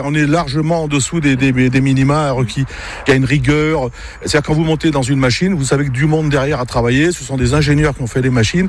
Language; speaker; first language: French; native; French